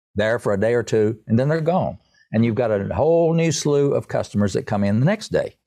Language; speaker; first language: English; native; English